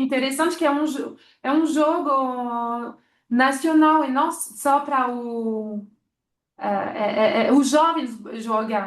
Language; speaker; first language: Portuguese; non-native, fluent; French